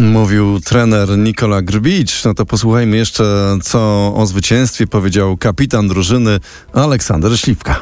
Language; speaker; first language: Polish; native; Polish